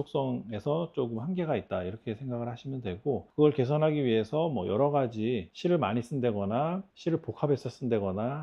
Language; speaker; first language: Korean; native; Korean